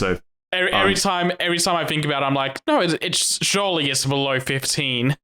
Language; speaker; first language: English; native; English